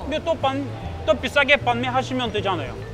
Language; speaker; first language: Korean; non-native, fluent; Russian